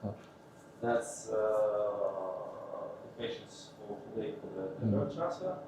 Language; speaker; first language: English; non-native, fluent; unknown